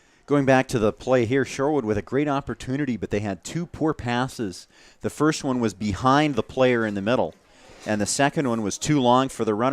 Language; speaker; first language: English; native; English